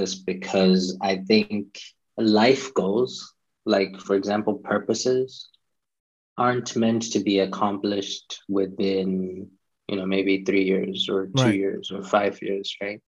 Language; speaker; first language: English; non-native, local second language; Shona